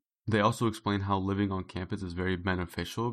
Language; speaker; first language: English; native; English